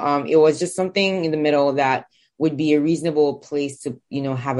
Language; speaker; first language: English; non-native, local second language; Igbo